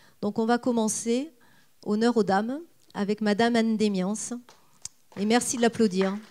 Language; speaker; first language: French; native; French